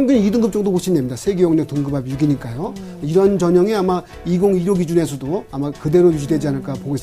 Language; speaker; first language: Korean; native; Korean